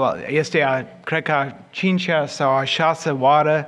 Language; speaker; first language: Romanian; non-native, fluent; English